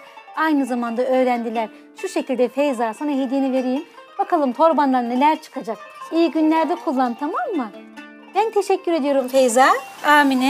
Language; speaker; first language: Turkish; native; Turkish